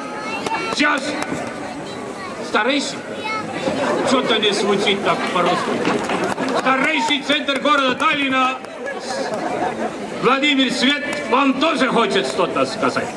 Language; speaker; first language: Russian; non-native, local second language; Estonian